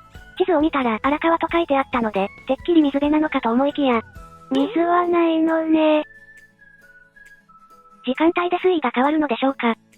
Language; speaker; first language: Japanese; native; Japanese